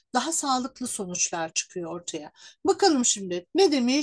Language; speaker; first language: Turkish; native; Turkish